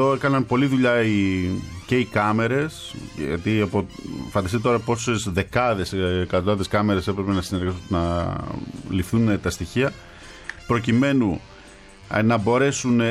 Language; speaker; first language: Greek; native; Greek